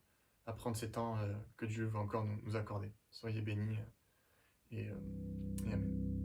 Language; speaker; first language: French; native; French